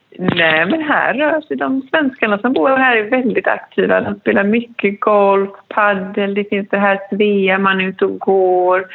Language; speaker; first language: Swedish; native; Swedish